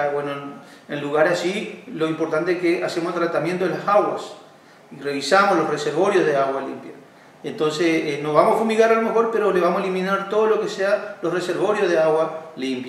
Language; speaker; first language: Spanish; native; Spanish